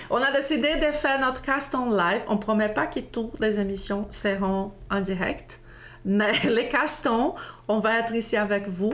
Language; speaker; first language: French; non-native, fluent; Portuguese